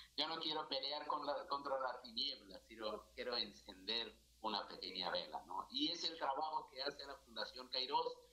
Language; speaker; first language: Spanish; non-native, fluent; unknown